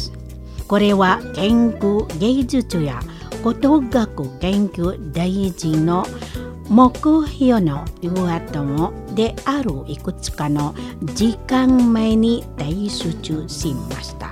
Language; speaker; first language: Japanese; non-native, learner; Indonesian